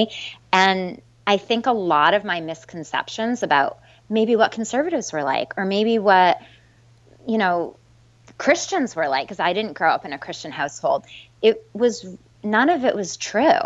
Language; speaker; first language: English; native; English